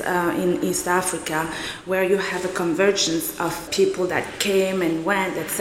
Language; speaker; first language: English; non-native, local second language; Kinyarwanda